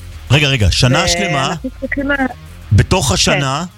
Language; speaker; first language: Hebrew; native; Hebrew